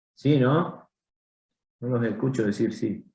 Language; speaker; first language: Spanish; native; Spanish